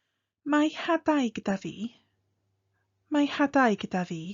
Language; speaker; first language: Welsh; non-native, local second language; English